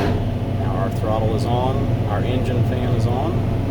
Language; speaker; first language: English; native; English